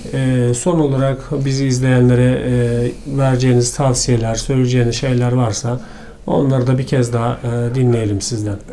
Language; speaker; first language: Turkish; native; Turkish